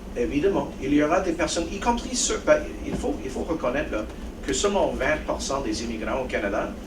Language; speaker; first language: French; non-native, local second language; English